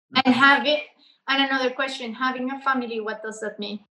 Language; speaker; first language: English; non-native, learner; Spanish